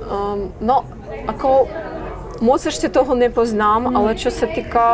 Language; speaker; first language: Czech; non-native, learner; Ukrainian